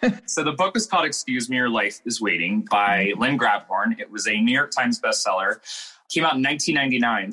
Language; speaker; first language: English; native; English